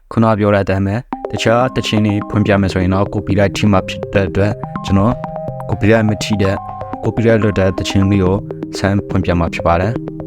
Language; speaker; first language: Burmese; non-native, local second language; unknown